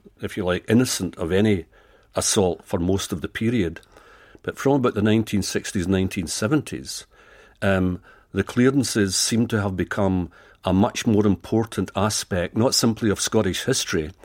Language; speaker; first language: English; native; English